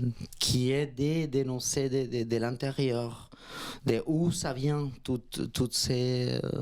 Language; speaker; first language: French; non-native, fluent; Spanish